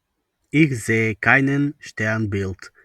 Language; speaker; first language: German; non-native, fluent; Macedonian